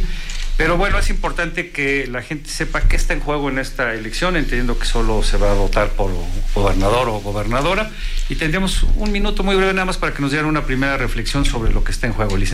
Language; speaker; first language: Spanish; native; Spanish